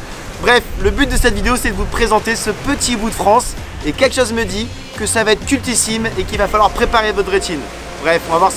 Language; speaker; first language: French; native; French